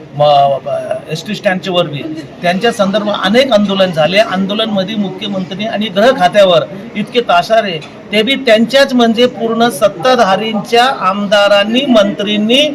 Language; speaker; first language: Marathi; native; Marathi